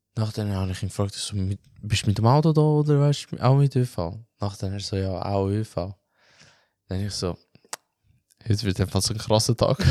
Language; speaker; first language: German; early bilingual, other home language; Albanian